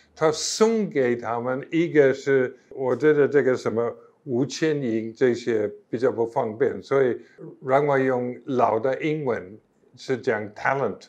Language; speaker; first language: Chinese; non-native, fluent; English